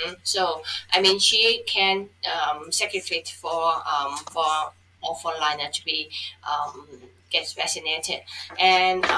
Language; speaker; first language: English; non-native, fluent; Thai